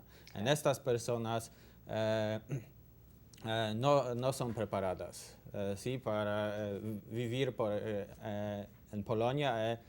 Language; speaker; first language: Spanish; non-native, learner; Polish